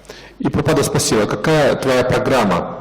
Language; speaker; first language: Russian; native; Russian